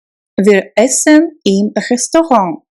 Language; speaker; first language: German; non-native, fluent; Russian